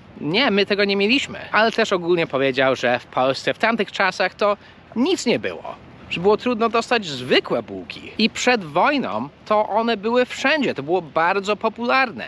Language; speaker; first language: Polish; non-native, fluent; English